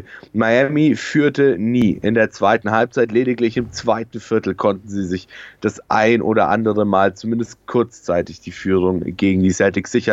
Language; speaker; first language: German; native; German